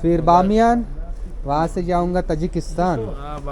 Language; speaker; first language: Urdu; non-native, local second language; Marathi